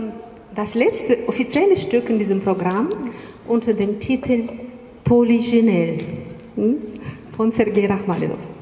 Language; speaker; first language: German; non-native, fluent; Russian